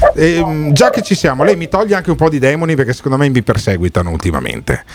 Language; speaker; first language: Italian; native; Italian